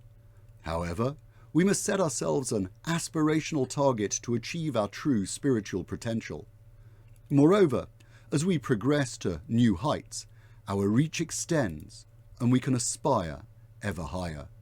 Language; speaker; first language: English; native; English